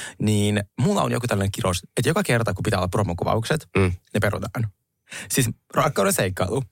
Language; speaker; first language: Finnish; non-native, fluent; Russian